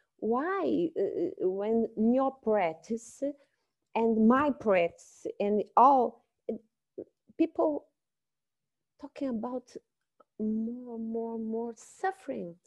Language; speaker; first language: English; non-native, learner; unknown